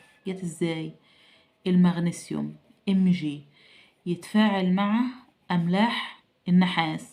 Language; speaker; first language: Arabic; native; Arabic